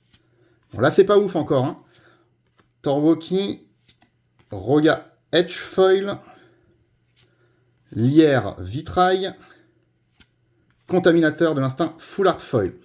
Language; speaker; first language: French; native; French